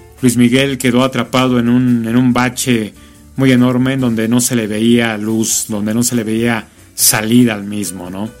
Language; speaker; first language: Spanish; native; Spanish